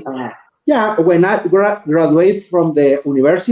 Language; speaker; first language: English; non-native, learner; Spanish